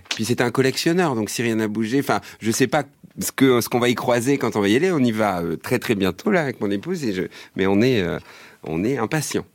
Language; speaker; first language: French; native; French